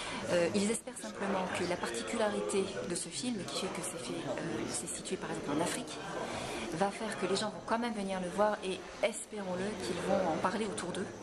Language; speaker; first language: French; native; French